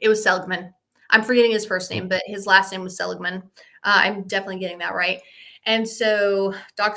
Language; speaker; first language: English; native; English